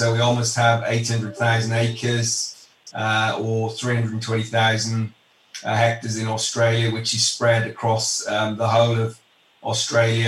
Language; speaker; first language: English; native; English